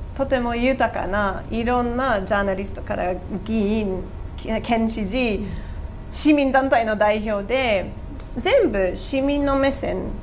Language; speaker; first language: Japanese; non-native, fluent; English